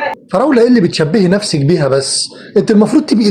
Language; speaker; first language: Arabic; native; Arabic